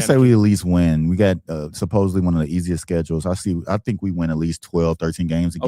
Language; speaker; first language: English; native; English